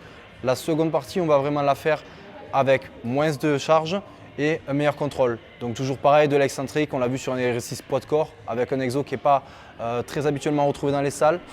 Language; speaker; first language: French; native; French